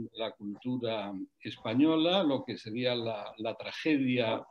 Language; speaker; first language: Spanish; native; Spanish